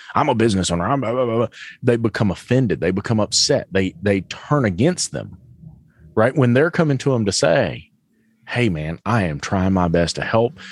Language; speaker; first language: English; native; English